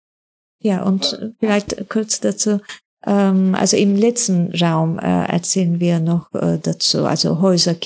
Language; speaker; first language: German; non-native, fluent; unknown